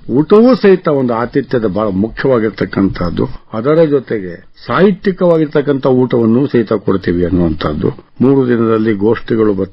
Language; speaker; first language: Kannada; native; Kannada